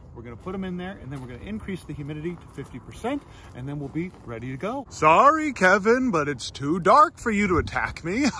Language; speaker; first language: English; native; English